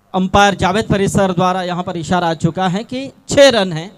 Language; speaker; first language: Hindi; non-native, local second language; Marathi